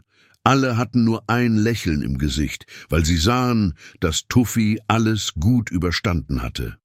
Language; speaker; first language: German; native; German